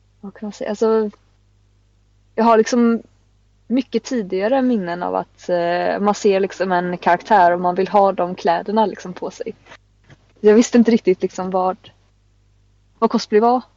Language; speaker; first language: Swedish; native; Swedish